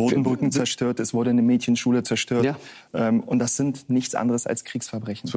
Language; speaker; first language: German; native; German